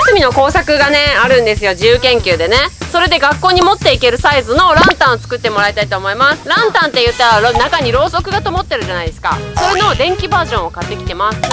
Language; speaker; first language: Japanese; native; Japanese